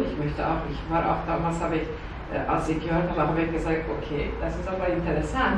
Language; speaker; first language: German; non-native, learner; Persian